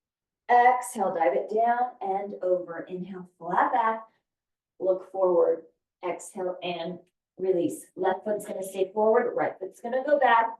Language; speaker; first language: English; native; English